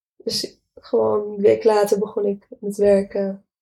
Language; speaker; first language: Dutch; non-native, fluent; Arabic